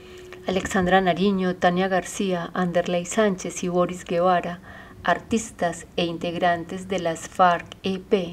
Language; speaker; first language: Spanish; native; Spanish